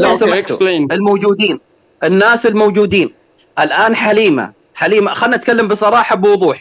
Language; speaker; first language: Arabic; native; Arabic